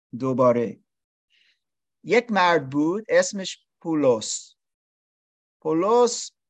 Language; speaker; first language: Persian; non-native, learner; English